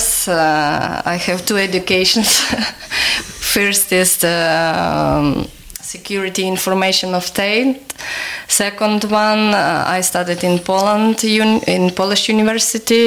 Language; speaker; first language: English; non-native, learner; Ukrainian